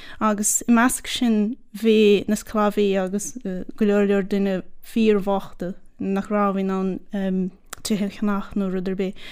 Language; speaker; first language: Irish; non-native, fluent; Portuguese